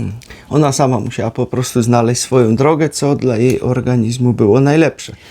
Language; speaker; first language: Polish; native; Polish